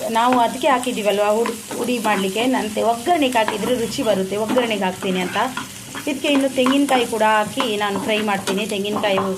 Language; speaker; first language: Kannada; non-native, local second language; Tulu